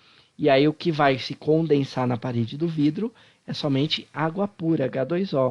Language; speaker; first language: Portuguese; native; Portuguese